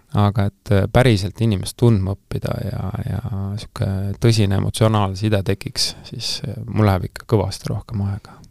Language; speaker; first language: Estonian; native; Estonian